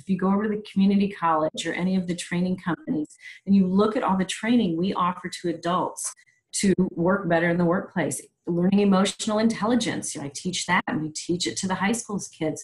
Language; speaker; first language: English; native; English